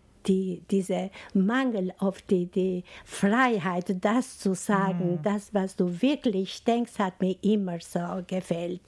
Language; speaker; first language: German; non-native, fluent; Albanian